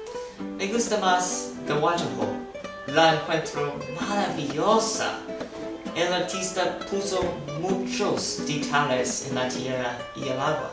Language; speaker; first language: Spanish; non-native, learner; English